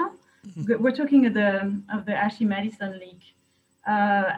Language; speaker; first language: English; non-native, fluent; French